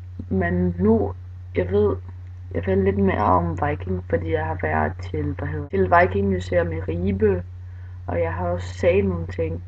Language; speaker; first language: Danish; non-native, learner; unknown